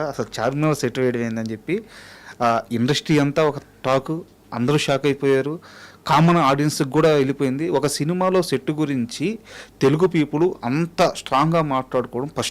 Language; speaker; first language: Telugu; native; Telugu